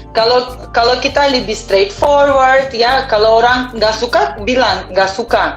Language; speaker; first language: Indonesian; non-native, fluent; Russian